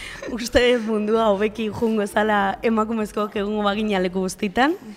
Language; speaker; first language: Basque; non-native, local second language; Spanish